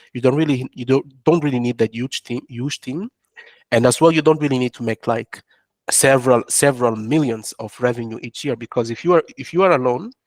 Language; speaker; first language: English; non-native, fluent; French